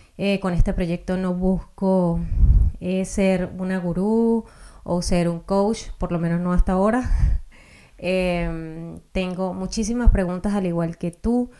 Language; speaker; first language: Spanish; native; Spanish